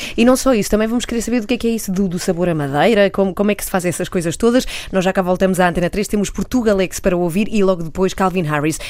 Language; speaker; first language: Portuguese; native; Portuguese